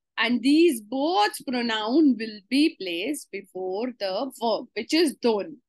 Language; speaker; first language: English; non-native, local second language; Hindi